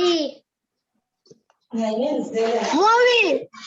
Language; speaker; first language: French; non-native, learner; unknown